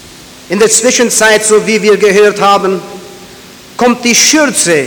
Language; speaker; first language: German; early bilingual, heritage; German